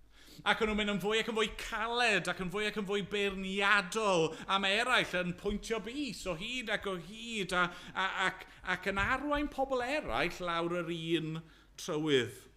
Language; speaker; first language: Welsh; native; Welsh